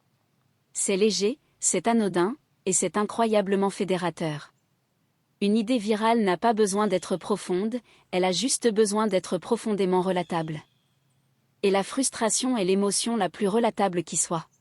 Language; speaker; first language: French; native; French